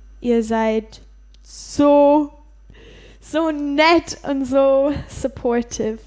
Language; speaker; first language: German; non-native, learner; English